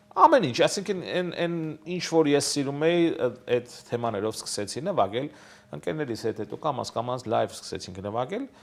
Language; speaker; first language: Armenian; native; Armenian